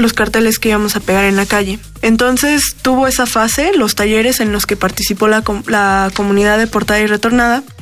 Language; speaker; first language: Spanish; native; Spanish